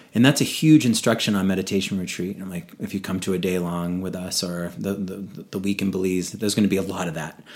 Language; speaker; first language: English; native; English